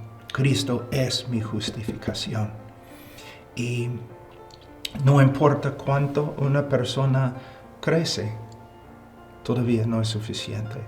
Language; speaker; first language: Spanish; non-native, fluent; English